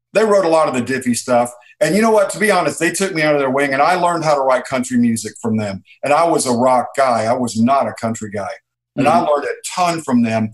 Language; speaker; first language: English; native; English